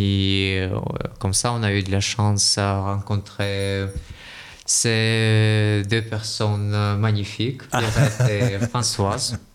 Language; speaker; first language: French; non-native, learner; Russian